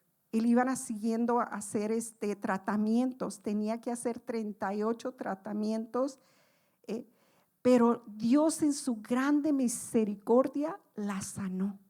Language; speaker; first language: Spanish; native; Spanish